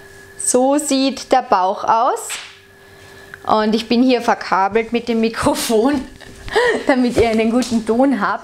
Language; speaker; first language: German; native; German